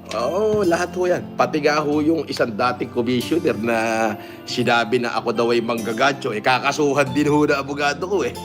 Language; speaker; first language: Filipino; native; Filipino